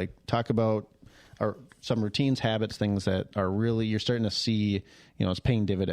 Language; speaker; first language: English; native; English